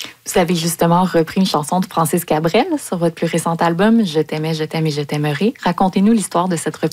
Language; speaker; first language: French; native; French